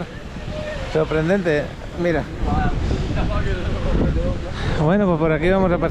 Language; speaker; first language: Spanish; native; Spanish